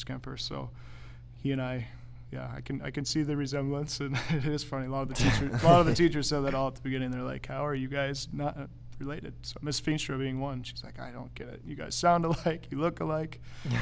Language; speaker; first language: English; native; English